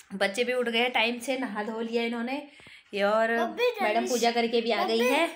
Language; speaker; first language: Hindi; native; Hindi